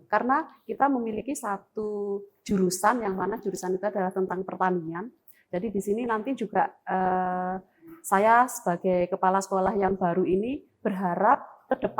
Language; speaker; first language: Indonesian; native; Indonesian